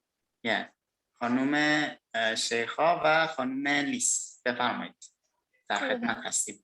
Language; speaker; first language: Persian; non-native, fluent; Indonesian